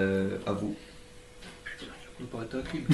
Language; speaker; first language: French; native; French